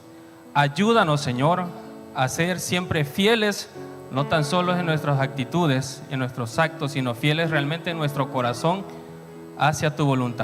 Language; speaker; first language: Spanish; native; Spanish